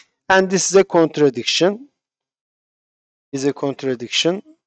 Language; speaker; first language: English; non-native, fluent; Turkish